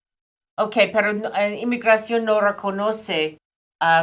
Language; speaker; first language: Spanish; non-native, fluent; English